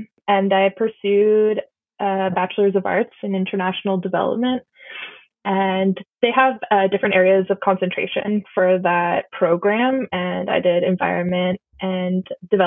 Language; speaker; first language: English; native; English